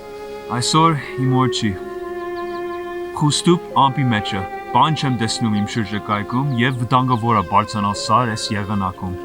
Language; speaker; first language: Armenian; early bilingual, heritage; Armenian